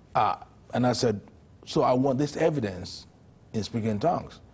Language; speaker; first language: English; non-native, local second language; Yoruba